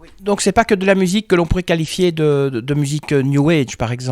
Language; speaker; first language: French; native; French